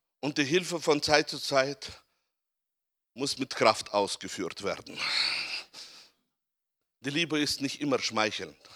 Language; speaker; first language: German; non-native, fluent; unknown